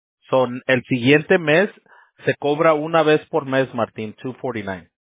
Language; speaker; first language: Spanish; early bilingual, heritage; Spanish